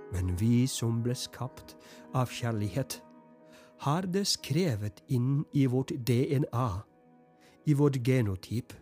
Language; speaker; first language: Norwegian; non-native, fluent; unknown